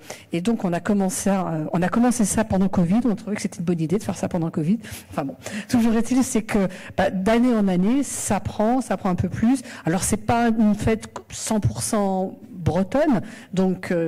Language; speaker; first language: French; native; French